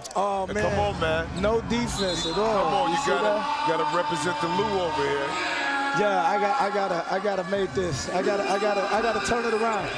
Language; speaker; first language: English; native; English